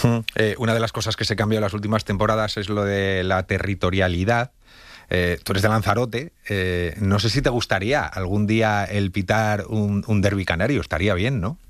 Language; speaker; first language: Spanish; native; Spanish